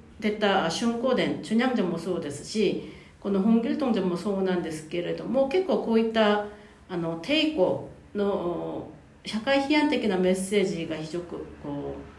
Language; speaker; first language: Japanese; non-native, fluent; Korean